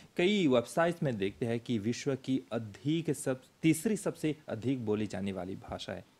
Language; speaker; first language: Hindi; early bilingual, heritage; Hindi